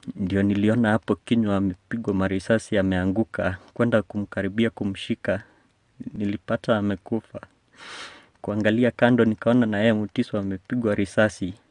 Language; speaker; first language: Swahili; non-native, local second language; Kamba